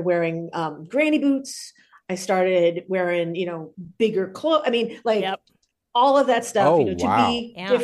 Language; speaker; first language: English; native; English